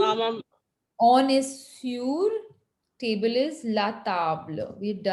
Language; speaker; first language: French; non-native, fluent; Hindi